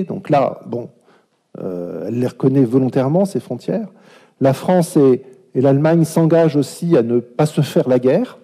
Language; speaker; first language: French; native; French